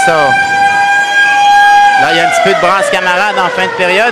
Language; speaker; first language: French; native; French